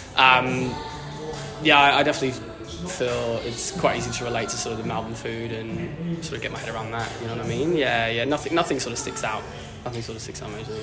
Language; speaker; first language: English; native; English